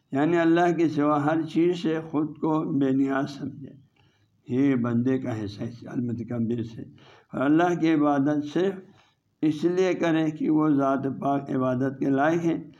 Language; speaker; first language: Urdu; non-native, local second language; Balti